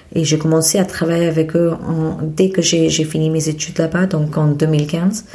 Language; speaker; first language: French; non-native, fluent; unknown